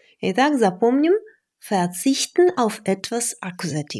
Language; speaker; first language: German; non-native, fluent; Russian